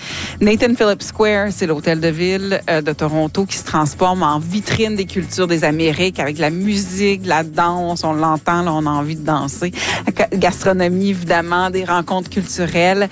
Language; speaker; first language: French; native; French